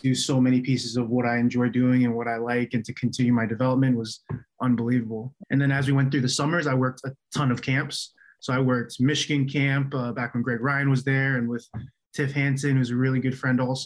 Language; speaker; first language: English; early bilingual, other home language; Chinese